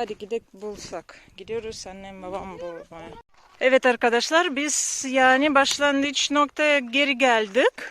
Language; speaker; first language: Turkish; non-native, learner; Russian